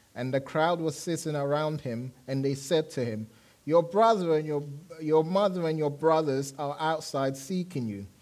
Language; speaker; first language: English; native; English